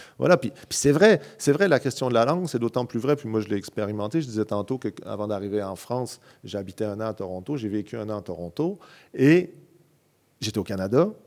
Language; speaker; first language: French; native; French